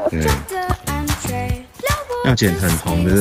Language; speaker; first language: Chinese; native; Chinese